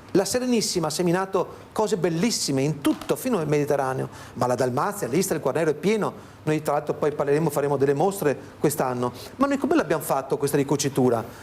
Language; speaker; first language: Italian; native; Italian